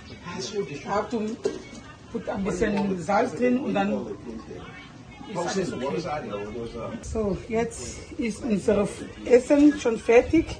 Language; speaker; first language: German; non-native, fluent; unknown